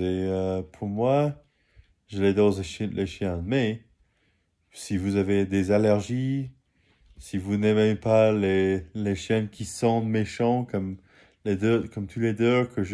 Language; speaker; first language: French; non-native, learner; English